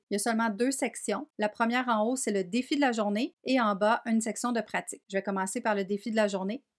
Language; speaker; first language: French; native; French